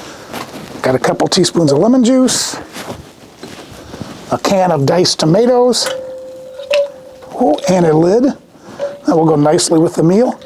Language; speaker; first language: English; native; English